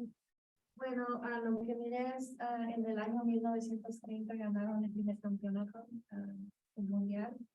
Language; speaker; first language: Spanish; early bilingual, heritage; Spanish